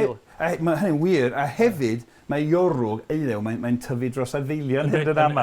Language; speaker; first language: Welsh; non-native, fluent; English